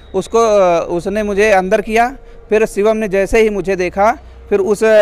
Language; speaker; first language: Hindi; native; Hindi